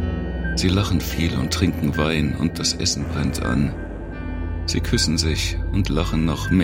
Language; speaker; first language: German; native; German